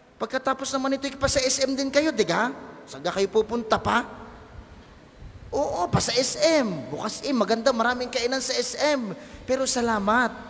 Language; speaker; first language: Filipino; native; Filipino